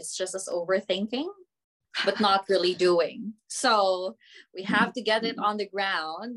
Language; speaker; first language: English; non-native, local second language; Filipino